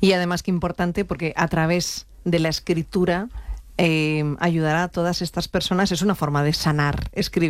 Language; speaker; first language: Spanish; native; Spanish